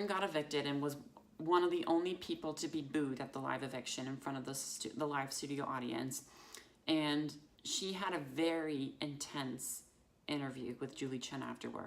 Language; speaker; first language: English; native; English